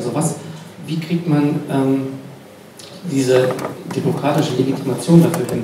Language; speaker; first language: German; native; German